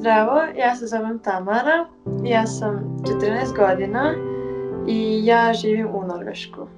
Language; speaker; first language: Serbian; early bilingual, heritage; Serbian